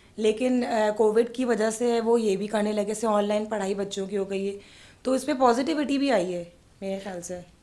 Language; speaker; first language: Urdu; native; Urdu